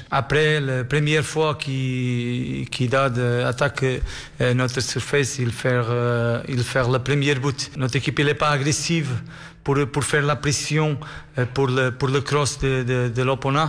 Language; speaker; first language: French; non-native, learner; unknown